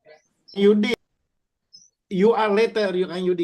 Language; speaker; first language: English; non-native, learner; Indonesian